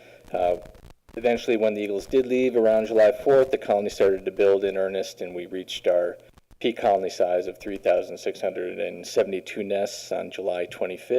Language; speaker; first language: English; native; English